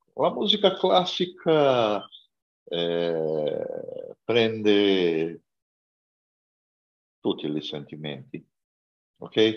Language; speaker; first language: Italian; non-native, learner; Portuguese